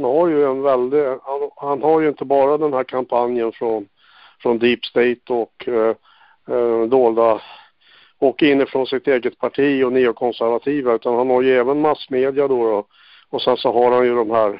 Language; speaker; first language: Swedish; native; Swedish